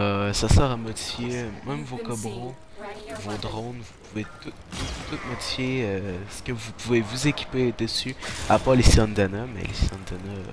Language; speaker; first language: French; native; French